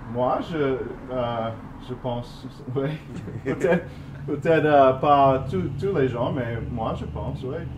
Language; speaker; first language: French; non-native, fluent; English